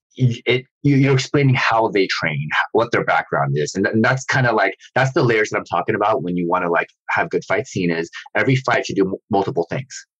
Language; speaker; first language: English; native; English